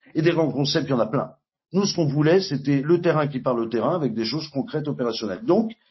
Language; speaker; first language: French; native; French